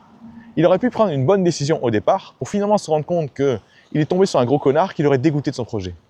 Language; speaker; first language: French; native; French